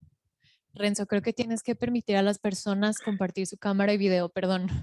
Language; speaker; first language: Spanish; native; Spanish